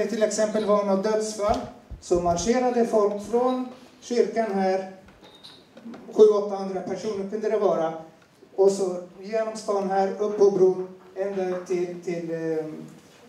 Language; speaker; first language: Swedish; non-native, fluent; Turoyo